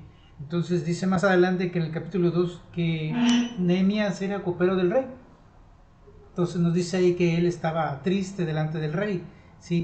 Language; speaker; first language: Spanish; native; Spanish